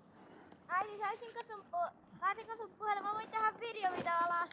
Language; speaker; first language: Finnish; early bilingual, other home language; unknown